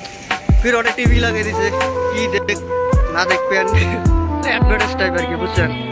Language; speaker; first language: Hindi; non-native, local second language; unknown